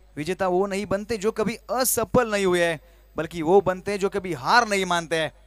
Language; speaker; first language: Hindi; non-native, local second language; Marathi